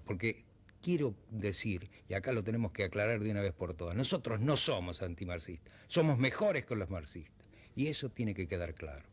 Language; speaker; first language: Spanish; native; Spanish